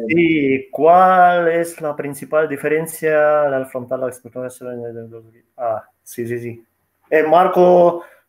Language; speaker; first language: Italian; non-native, learner; Russian